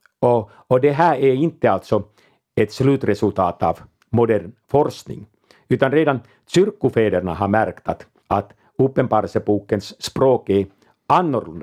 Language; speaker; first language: Swedish; non-native, local second language; Finnish